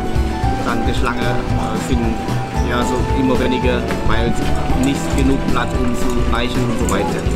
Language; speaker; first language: German; non-native, learner; Khmer